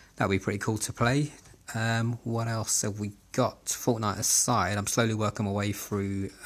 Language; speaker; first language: English; native; English